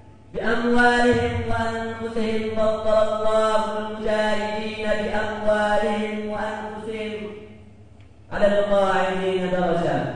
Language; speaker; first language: Arabic; non-native, fluent; Urdu